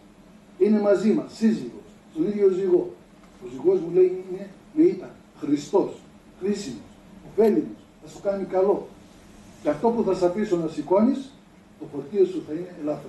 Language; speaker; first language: Greek; native; Greek